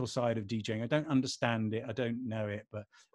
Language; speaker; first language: English; native; English